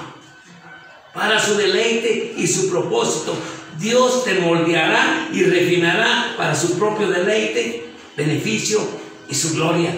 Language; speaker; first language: Spanish; native; Spanish